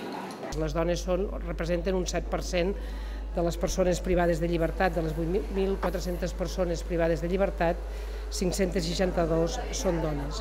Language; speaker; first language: Catalan; native; Catalan